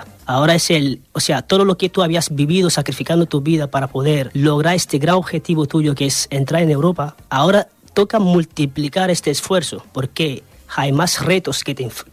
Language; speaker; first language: Spanish; non-native, fluent; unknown